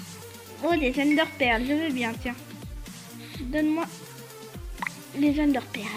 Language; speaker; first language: French; native; French